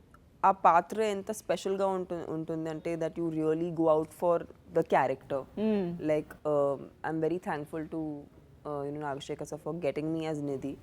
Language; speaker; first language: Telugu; non-native, fluent; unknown